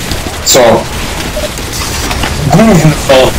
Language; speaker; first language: Polish; early bilingual, heritage; Polish